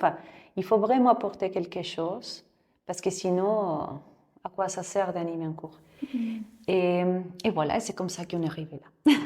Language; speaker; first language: French; non-native, fluent; Spanish